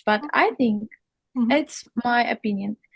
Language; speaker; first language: English; non-native, learner; Russian